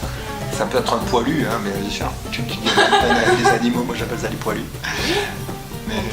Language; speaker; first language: French; native; French